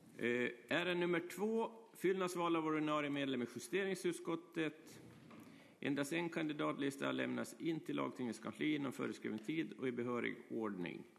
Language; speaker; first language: Swedish; native; Swedish